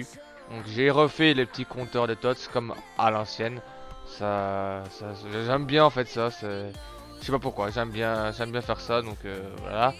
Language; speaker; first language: French; native; French